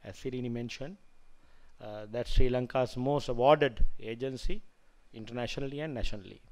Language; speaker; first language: English; non-native, local second language; Sinhala